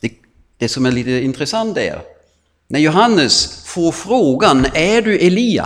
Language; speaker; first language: Swedish; non-native, fluent; German